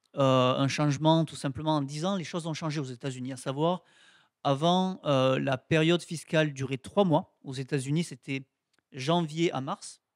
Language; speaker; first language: French; native; French